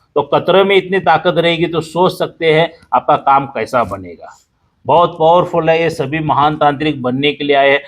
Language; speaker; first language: Hindi; non-native, local second language; Marathi